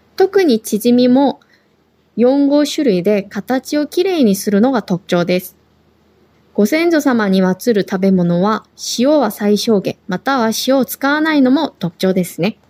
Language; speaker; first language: Japanese; non-native, fluent; Korean